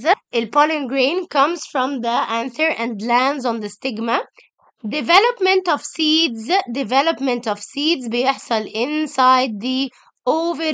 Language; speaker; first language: English; non-native, local second language; Arabic